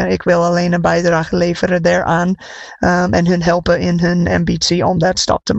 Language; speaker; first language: Dutch; non-native, fluent; English